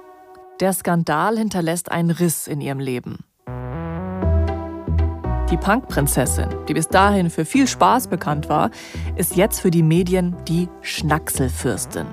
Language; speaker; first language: German; native; German